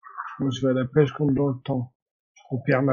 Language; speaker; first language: French; native; French